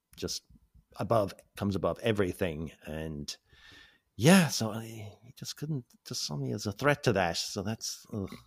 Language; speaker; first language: English; native; English